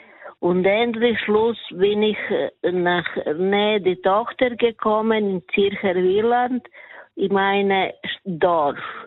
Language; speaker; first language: German; non-native, fluent; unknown